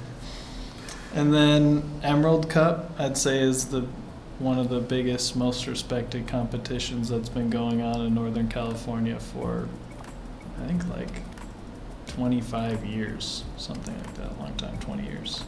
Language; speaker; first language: English; native; English